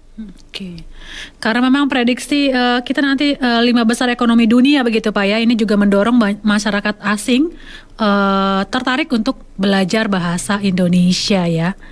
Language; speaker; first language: Indonesian; native; Indonesian